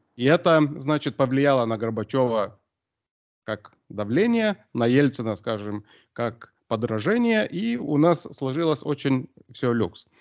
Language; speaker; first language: Russian; non-native, local second language; Lithuanian